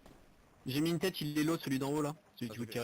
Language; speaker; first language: French; native; French